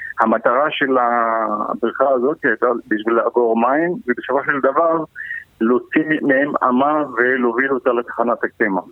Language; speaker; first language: Hebrew; non-native, local second language; Arabic